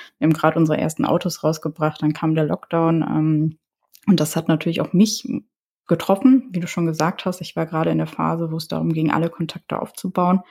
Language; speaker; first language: German; early bilingual, other home language; Polish